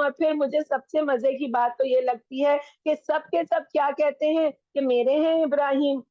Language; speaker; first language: Urdu; non-native, local second language; Punjabi